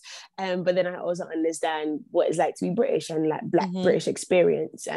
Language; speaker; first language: English; native; English